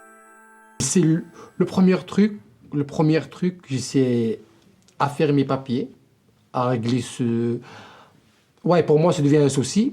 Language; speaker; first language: French; non-native, local second language; Arabic